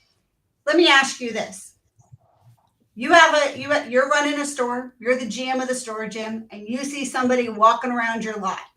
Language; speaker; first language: English; native; English